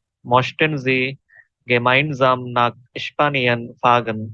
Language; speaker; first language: German; non-native, learner; Bangla